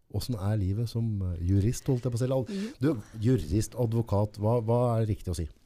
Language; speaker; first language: Norwegian; native; Norwegian